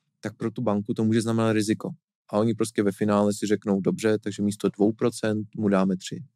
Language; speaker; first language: Czech; native; Czech